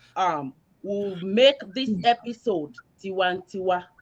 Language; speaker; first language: English; non-native, local second language; Yoruba